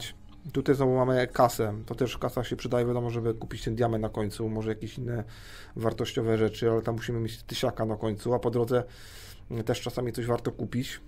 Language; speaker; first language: Polish; native; Polish